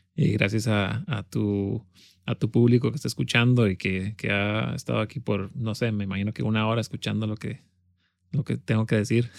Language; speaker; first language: Spanish; early bilingual, other home language; English